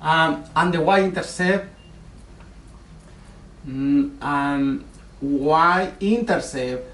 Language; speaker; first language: English; non-native, learner; Spanish